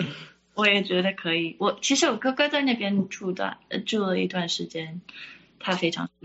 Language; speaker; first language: Chinese; early bilingual, heritage; Chinese